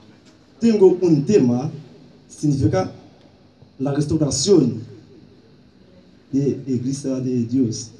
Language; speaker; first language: Spanish; non-native, learner; Haitian Creole